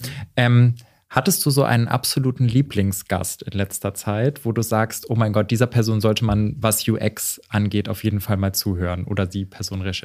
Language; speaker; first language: German; native; German